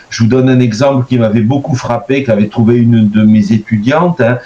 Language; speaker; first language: French; native; French